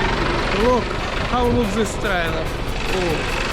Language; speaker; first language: English; non-native, learner; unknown